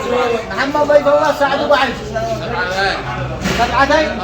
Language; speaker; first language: Arabic; native; Arabic